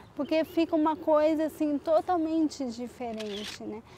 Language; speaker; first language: Portuguese; native; Portuguese